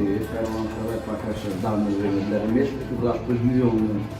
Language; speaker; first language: Russian; non-native, local second language; Uzbek